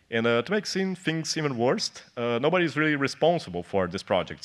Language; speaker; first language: English; non-native, fluent; Portuguese